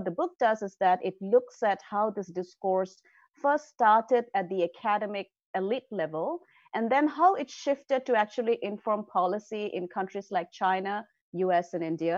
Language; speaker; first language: English; non-native, local second language; Assamese